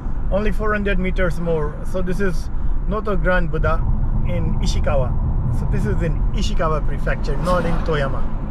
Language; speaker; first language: English; non-native, local second language; Urdu